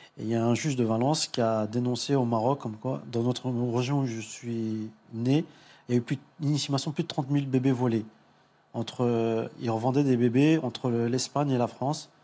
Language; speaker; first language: French; early bilingual, other home language; Arabic